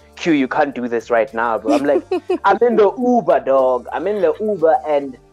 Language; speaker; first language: English; early bilingual, other home language; Xhosa